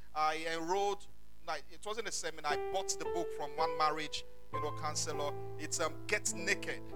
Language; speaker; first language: English; non-native, local second language; Yoruba